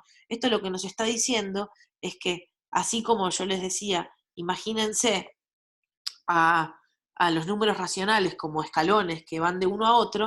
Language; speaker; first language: Spanish; native; Spanish